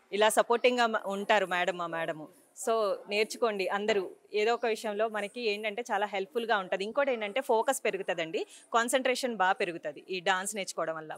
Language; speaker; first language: Telugu; native; Telugu